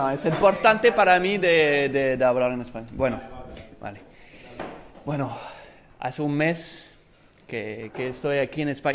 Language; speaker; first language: Spanish; non-native, learner; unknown